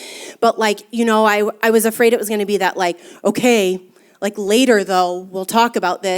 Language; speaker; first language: English; native; English